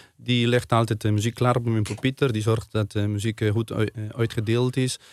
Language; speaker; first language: Dutch; non-native, fluent; Spanish